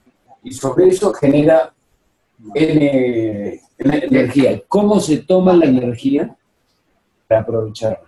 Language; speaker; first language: Spanish; native; Spanish